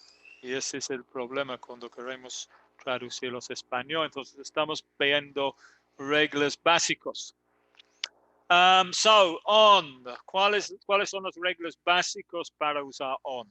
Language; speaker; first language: Spanish; non-native, learner; English